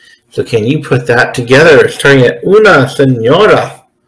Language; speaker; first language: English; native; English